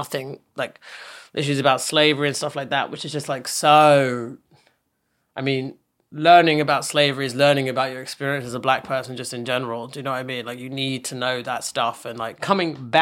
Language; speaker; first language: English; native; English